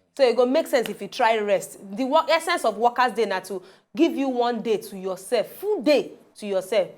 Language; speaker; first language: Nigerian Pidgin; non-native, local second language; Yoruba